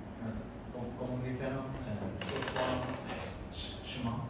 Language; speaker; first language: French; non-native, learner; Khmer